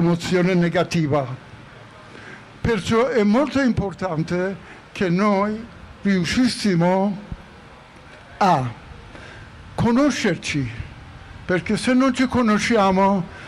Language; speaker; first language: Italian; non-native, fluent; Persian